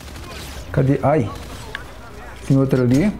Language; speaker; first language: Portuguese; native; Portuguese